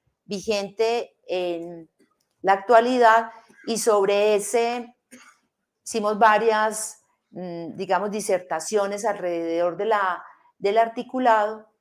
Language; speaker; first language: Spanish; native; Spanish